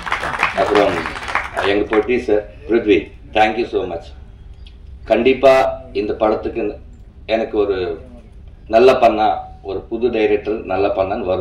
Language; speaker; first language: Tamil; non-native, learner; Telugu